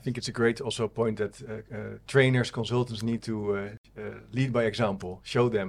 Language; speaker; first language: English; non-native, fluent; Dutch